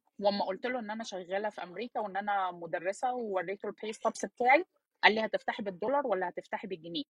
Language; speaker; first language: Arabic; early bilingual, heritage; Arabic